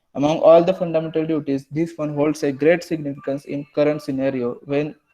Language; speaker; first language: English; non-native, local second language; Marathi